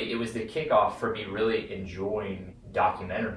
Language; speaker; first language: English; native; English